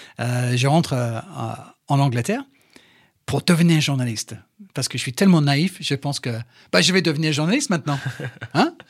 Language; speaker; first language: French; non-native, fluent; English